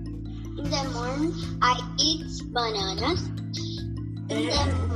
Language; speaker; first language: English; non-native, learner; Portuguese